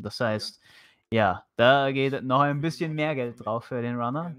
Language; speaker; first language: German; native; German